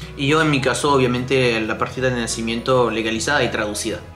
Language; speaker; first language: Spanish; non-native, fluent; French